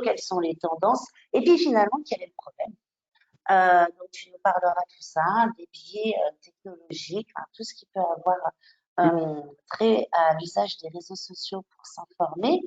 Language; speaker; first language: French; native; French